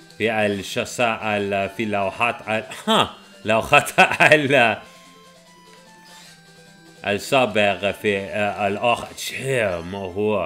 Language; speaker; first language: Arabic; non-native, learner; English